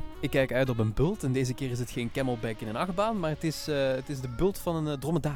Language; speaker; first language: Dutch; native; Dutch